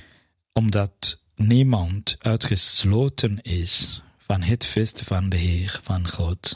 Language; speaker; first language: Dutch; non-native, fluent; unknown